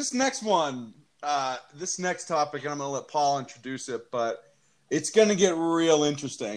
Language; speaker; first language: English; native; English